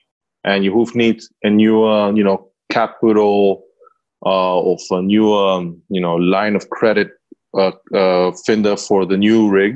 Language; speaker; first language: Dutch; non-native, learner; Spanish